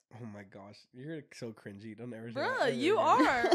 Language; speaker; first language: English; native; English